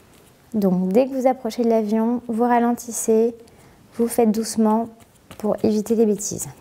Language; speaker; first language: French; native; French